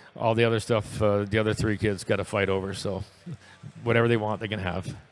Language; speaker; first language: English; native; English